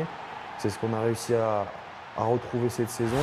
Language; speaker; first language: French; native; French